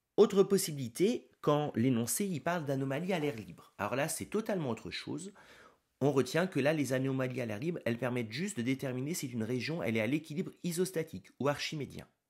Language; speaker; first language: French; native; French